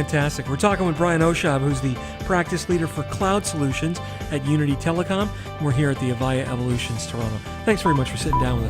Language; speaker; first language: English; native; English